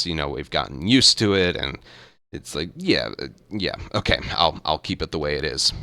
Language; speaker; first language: English; native; English